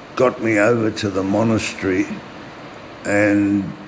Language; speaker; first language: English; early bilingual, other home language; German